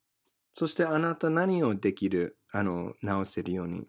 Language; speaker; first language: Japanese; non-native, fluent; English